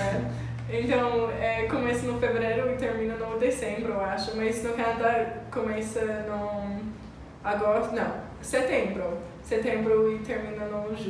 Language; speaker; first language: Portuguese; non-native, learner; English